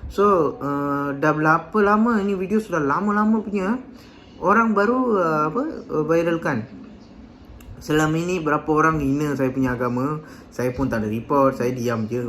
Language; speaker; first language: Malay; non-native, local second language; Tamil